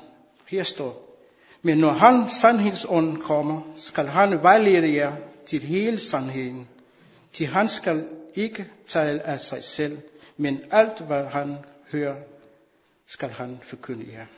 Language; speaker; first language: Danish; non-native, fluent; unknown